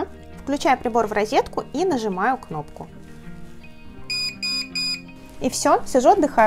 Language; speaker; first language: Russian; native; Russian